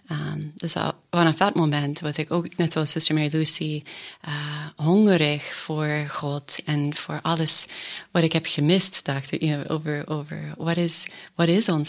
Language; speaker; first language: Dutch; non-native, fluent; English